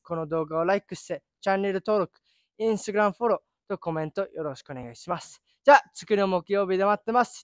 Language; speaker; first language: Japanese; early bilingual, other home language; English